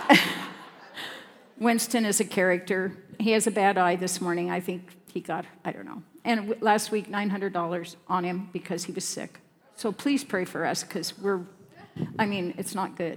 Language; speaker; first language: English; native; English